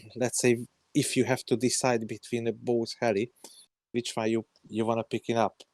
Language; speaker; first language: English; non-native, learner; Hungarian